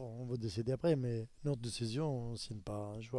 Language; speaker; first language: French; non-native, learner; Arabic